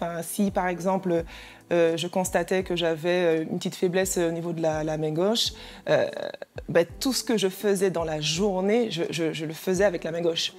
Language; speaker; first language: French; native; French